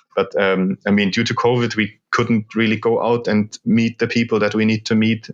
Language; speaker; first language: English; non-native, fluent; German